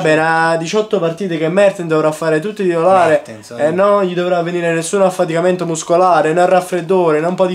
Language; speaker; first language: Italian; native; Italian